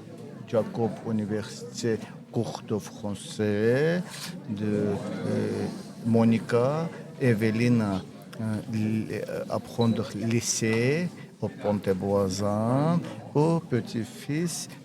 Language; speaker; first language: French; non-native, learner; Armenian